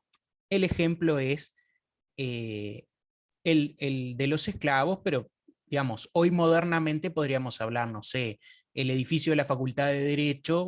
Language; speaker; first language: Spanish; native; Spanish